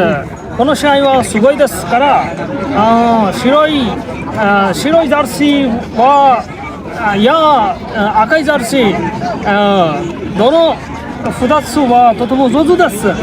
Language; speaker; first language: Japanese; non-native, learner; Bangla